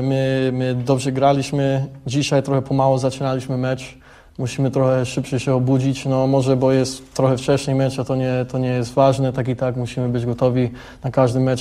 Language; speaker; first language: Polish; early bilingual, heritage; English